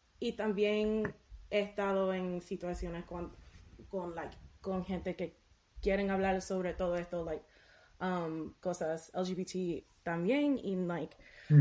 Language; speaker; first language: Spanish; early bilingual, heritage; Spanish